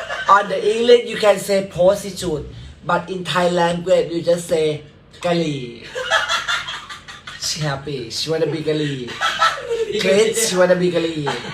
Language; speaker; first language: English; non-native, learner; Thai